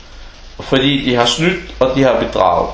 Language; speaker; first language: Danish; non-native, local second language; Arabic